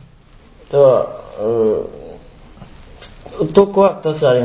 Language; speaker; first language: Japanese; non-native, learner; Burmese